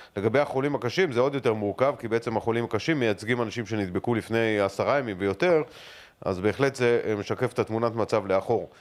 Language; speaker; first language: Hebrew; native; Hebrew